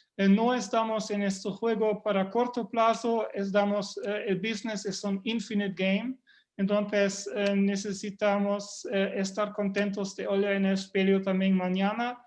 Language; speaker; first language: Spanish; non-native, fluent; German